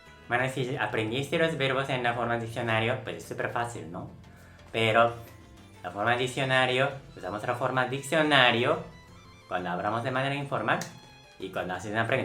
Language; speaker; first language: Spanish; non-native, local second language; Japanese